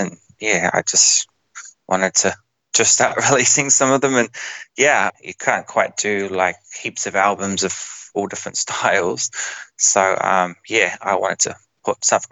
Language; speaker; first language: English; native; English